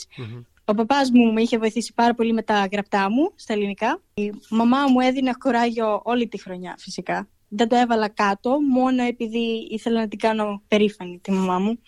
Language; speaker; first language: Greek; early bilingual, heritage; Greek